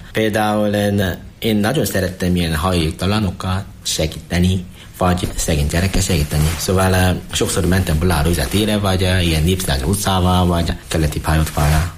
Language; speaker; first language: Hungarian; non-native, learner; Korean